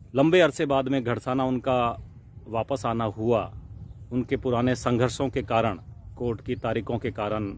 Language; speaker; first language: Hindi; native; Hindi